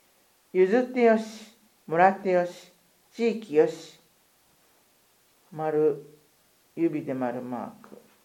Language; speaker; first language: Japanese; native; Japanese